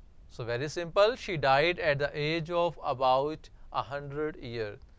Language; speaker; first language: English; non-native, local second language; Urdu